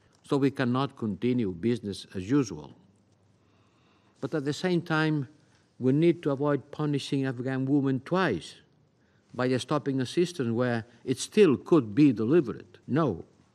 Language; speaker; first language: English; non-native, fluent; Spanish